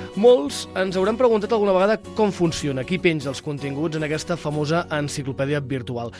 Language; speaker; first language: Catalan; native; Catalan